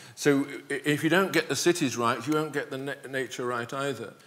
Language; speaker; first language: English; native; English